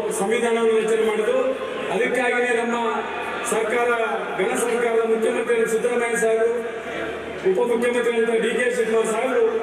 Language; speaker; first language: Kannada; native; Kannada